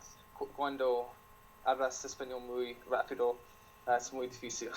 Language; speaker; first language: Spanish; non-native, learner; English